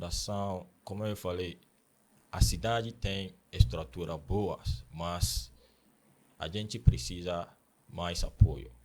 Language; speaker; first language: Portuguese; non-native, learner; Akan